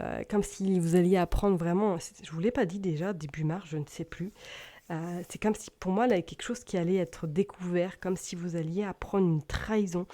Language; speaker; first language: French; native; French